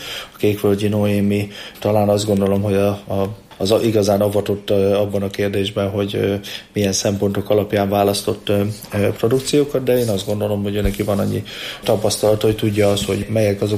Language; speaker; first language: Hungarian; native; Hungarian